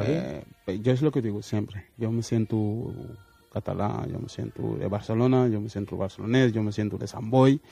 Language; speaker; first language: Catalan; non-native, fluent; Wolof